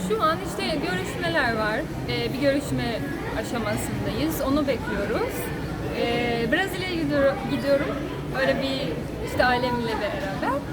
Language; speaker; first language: Turkish; non-native, fluent; Portuguese